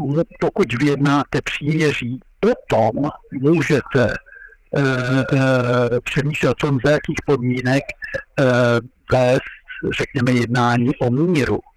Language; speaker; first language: Czech; non-native, fluent; French